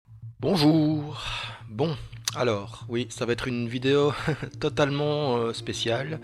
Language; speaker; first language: French; native; French